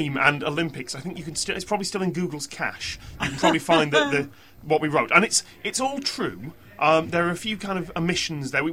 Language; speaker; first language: English; native; English